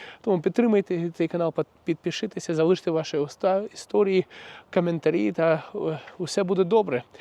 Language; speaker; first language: Ukrainian; non-native, local second language; Russian